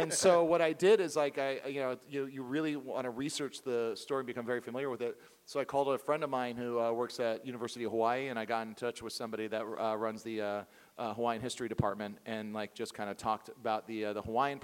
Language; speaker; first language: English; native; English